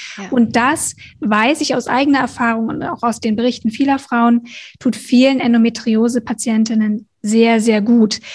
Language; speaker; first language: German; native; German